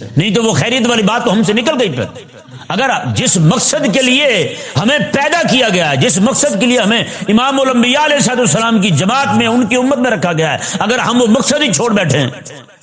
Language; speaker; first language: Urdu; non-native, local second language; Punjabi